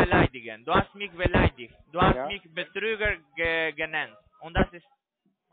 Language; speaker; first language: German; non-native, learner; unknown